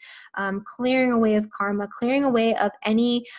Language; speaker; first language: English; native; English